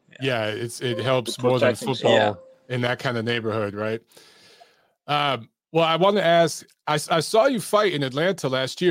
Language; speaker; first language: English; native; English